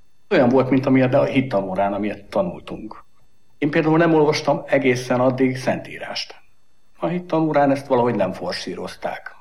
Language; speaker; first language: Hungarian; native; Hungarian